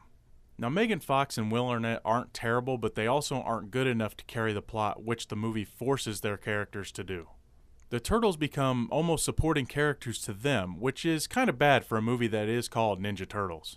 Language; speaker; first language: English; native; English